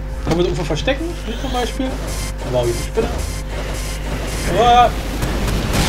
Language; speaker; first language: German; native; German